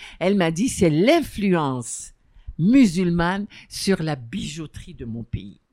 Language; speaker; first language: French; non-native, local second language; Arabic